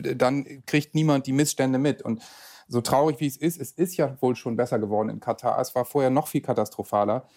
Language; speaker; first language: German; native; German